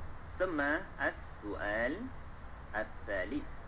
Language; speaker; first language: Arabic; non-native, fluent; Malay